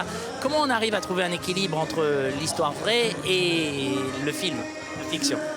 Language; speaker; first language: French; native; French